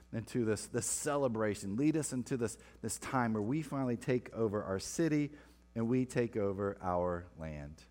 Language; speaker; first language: English; native; English